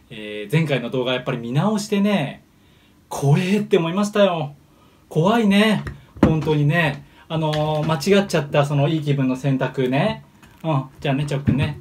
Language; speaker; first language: Japanese; native; Japanese